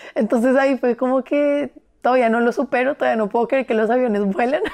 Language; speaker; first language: Spanish; native; Spanish